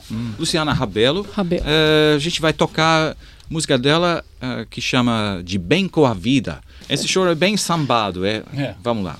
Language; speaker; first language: Portuguese; non-native, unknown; English